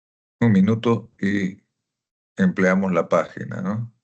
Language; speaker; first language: Spanish; native; Spanish